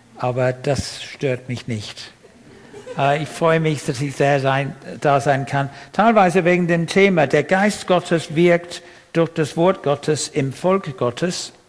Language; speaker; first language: German; non-native, fluent; English